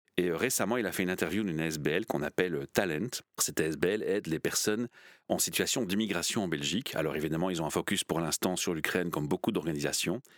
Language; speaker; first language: French; native; French